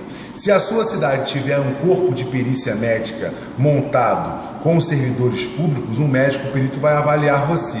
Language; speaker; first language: Portuguese; native; Portuguese